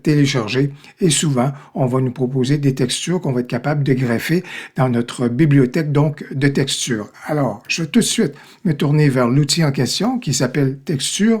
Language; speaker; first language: French; native; French